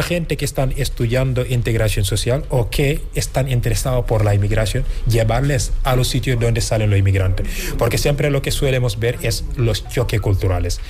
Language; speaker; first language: Spanish; non-native, fluent; Wolof